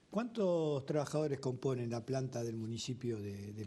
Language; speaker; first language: Spanish; native; Spanish